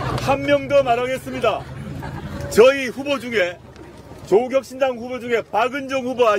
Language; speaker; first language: Korean; native; Korean